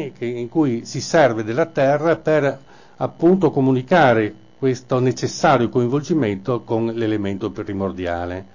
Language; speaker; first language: Italian; native; Italian